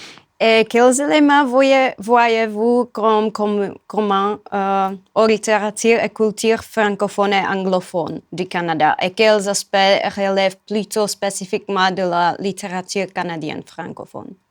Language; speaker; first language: French; non-native, fluent; Czech